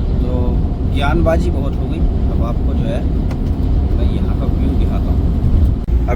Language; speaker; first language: Hindi; native; Hindi